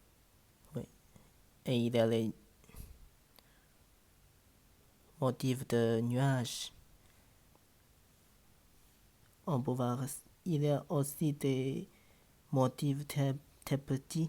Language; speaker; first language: French; non-native, learner; Chinese